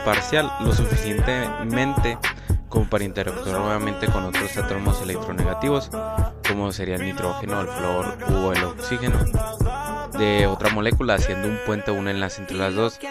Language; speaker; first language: Spanish; native; Spanish